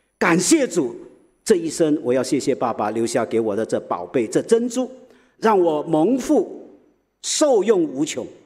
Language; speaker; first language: Chinese; early bilingual, heritage; Chinese